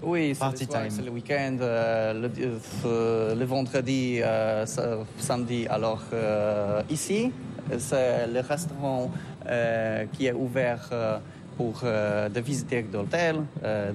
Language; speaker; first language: French; non-native, learner; Polish